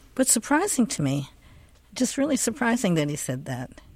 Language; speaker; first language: English; native; English